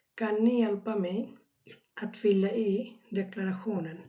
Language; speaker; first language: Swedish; non-native, learner; Bangla